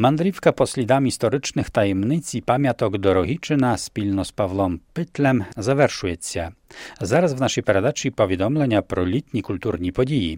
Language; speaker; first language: Ukrainian; native; Ukrainian